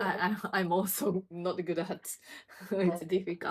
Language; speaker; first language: English; non-native, learner; Japanese